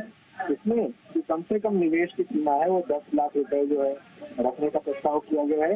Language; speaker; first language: Hindi; native; Hindi